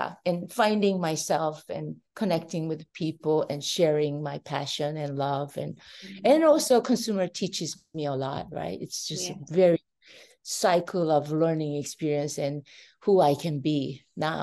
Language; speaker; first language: English; non-native, fluent; Korean